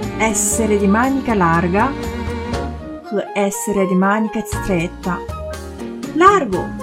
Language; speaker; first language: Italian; non-native, fluent; Chinese